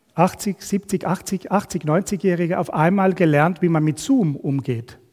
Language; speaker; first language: German; non-native, fluent; Spanish